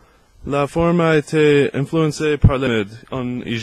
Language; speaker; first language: French; non-native, learner; English